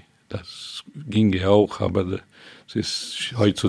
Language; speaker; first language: German; non-native, fluent; Hungarian